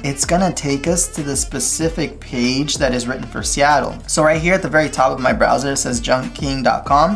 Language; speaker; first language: English; native; English